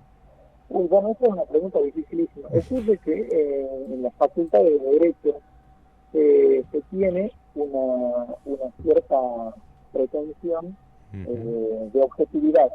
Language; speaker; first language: Spanish; native; Spanish